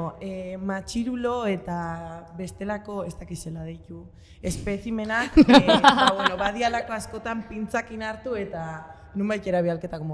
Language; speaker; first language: Basque; native; Basque